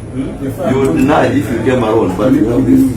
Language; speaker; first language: English; non-native, local second language; Ganda